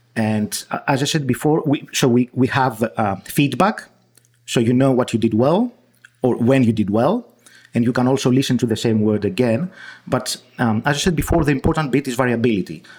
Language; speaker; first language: English; non-native, fluent; Greek